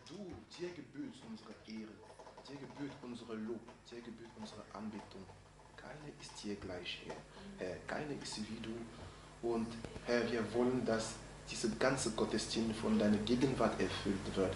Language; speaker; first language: German; non-native, fluent; French